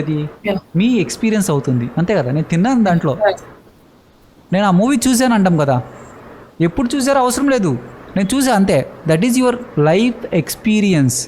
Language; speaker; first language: Telugu; native; Telugu